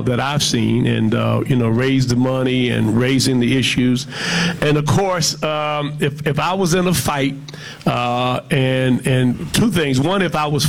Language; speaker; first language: English; native; English